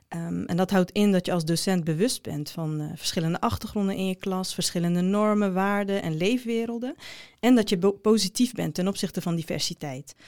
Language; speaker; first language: Dutch; early bilingual, other home language; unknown